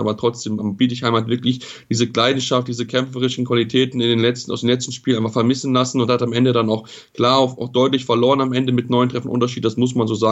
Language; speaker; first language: German; native; German